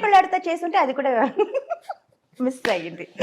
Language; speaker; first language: Telugu; non-native, local second language; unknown